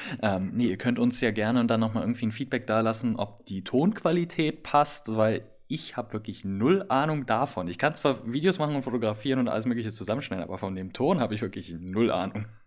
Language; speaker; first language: German; native; German